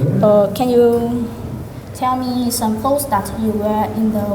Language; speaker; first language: English; non-native, learner; Vietnamese